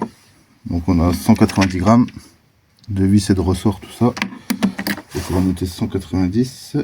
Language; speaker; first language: French; native; French